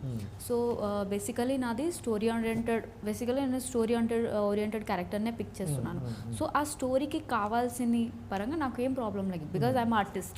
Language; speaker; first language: Telugu; non-native, learner; Odia